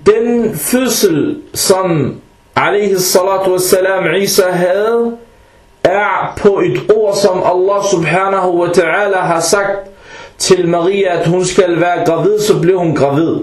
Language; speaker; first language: Danish; non-native, fluent; Arabic